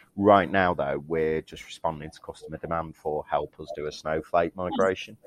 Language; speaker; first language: English; native; English